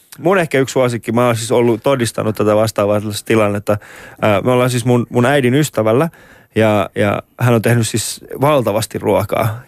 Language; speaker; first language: Finnish; early bilingual, other home language; Persian